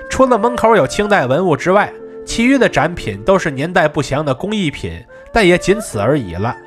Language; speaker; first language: Chinese; native; Chinese